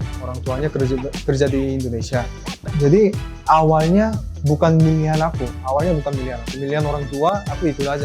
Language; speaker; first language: Indonesian; early bilingual, other home language; Korean